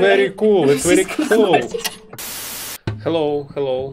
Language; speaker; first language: English; non-native, learner; Russian